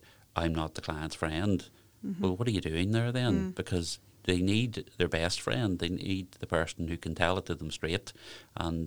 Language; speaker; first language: English; native; English